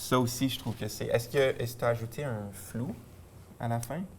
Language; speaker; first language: French; native; French